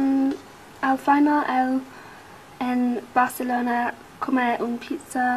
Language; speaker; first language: Spanish; non-native, learner; English